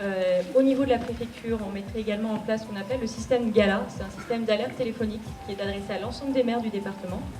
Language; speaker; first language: French; native; French